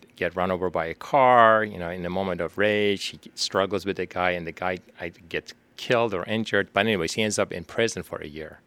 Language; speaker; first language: English; non-native, fluent; Persian